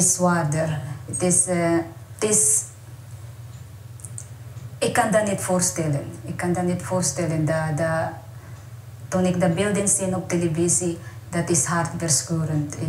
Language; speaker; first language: Dutch; non-native, learner; Waray